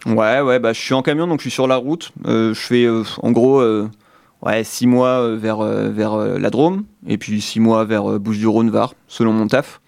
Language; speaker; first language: French; native; French